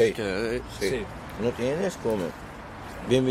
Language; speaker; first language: Spanish; non-native, learner; Arabic